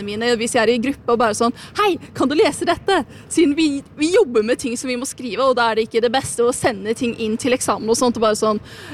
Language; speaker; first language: Norwegian; native; Norwegian